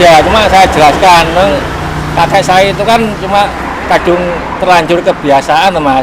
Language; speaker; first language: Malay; non-native, local second language; Javanese